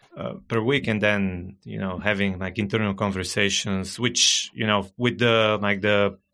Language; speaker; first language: English; non-native, fluent; Bulgarian